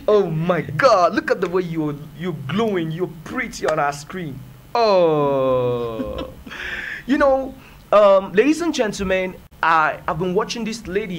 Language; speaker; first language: English; native; English